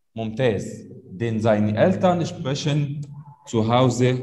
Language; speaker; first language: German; non-native, fluent; Arabic